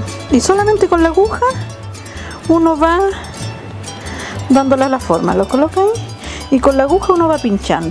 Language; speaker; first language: Spanish; native; Spanish